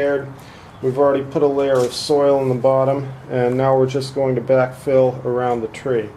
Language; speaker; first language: English; native; English